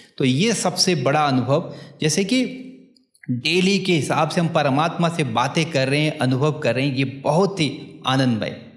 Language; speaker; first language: Hindi; non-native, local second language; Odia